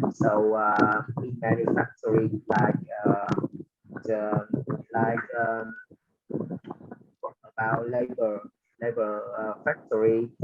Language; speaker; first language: English; non-native, learner; Vietnamese